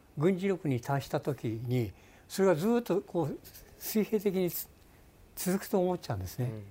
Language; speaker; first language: Japanese; native; Japanese